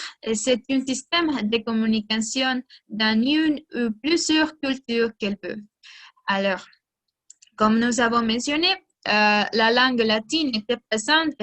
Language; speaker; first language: French; non-native, learner; Spanish